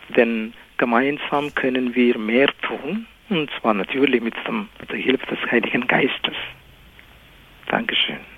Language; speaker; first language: German; non-native, fluent; Malayalam